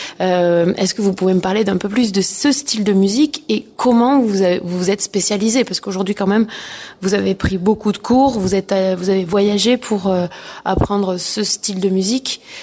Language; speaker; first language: French; native; French